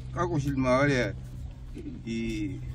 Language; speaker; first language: Korean; native; Korean